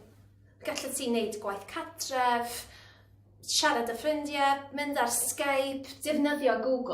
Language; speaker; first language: Welsh; non-native, learner; English